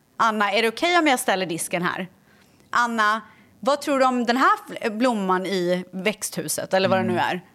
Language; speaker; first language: Swedish; native; Swedish